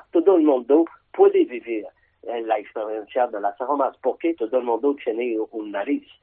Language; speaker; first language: Spanish; non-native, learner; French